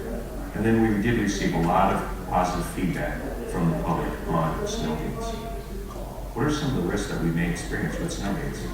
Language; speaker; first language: English; native; English